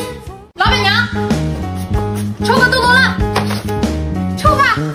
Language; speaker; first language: Chinese; native; Chinese